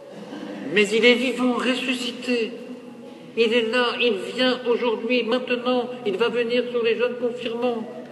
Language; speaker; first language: French; native; French